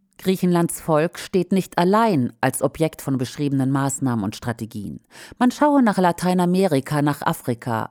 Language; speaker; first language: German; native; German